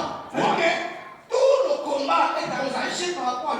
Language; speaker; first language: French; non-native, local second language; Lingala